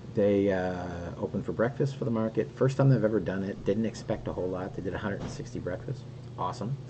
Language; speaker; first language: English; native; English